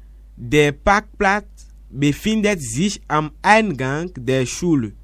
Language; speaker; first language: German; non-native, fluent; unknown